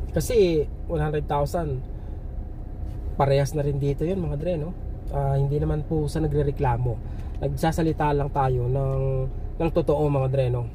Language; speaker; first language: Filipino; native; Filipino